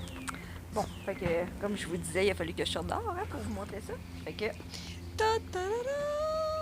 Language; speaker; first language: French; native; French